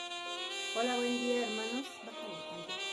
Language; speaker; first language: Spanish; native; Spanish